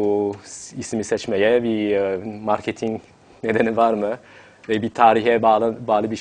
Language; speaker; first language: Turkish; non-native, fluent; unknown